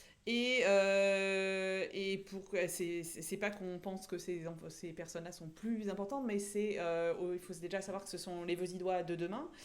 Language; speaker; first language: French; native; French